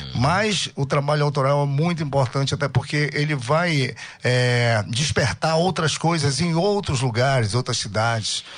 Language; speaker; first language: Portuguese; native; Portuguese